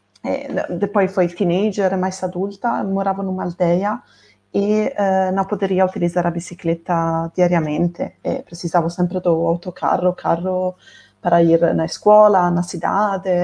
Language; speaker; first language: Portuguese; non-native, fluent; Italian